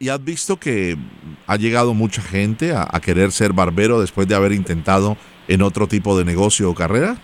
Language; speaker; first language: Spanish; native; Spanish